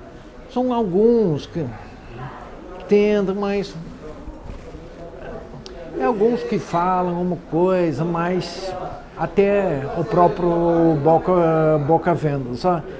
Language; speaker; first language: Portuguese; non-native, fluent; Dutch